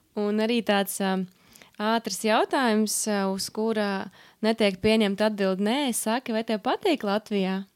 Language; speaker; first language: Latvian; native; Latvian